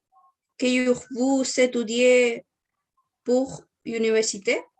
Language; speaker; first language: French; non-native, learner; Spanish